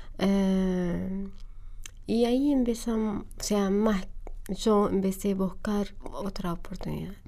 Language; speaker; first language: Spanish; non-native, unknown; Arabic